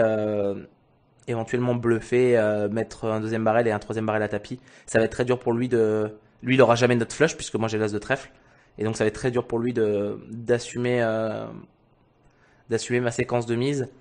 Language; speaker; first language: French; native; French